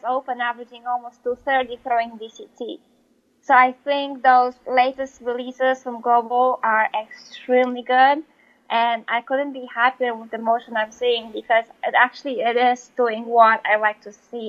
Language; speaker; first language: English; non-native, fluent; Polish